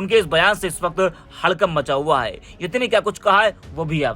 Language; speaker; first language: Hindi; native; Hindi